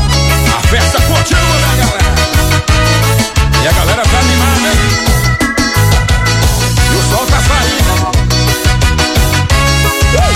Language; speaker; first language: Portuguese; native; Portuguese